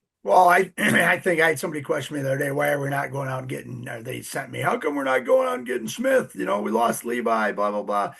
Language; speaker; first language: English; native; English